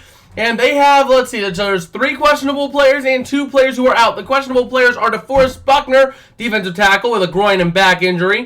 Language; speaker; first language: English; native; English